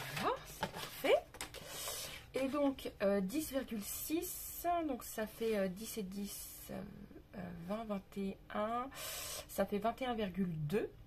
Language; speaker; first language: French; native; French